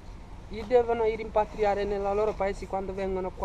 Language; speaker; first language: Italian; non-native, fluent; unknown